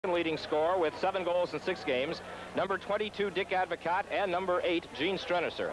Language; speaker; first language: English; native; English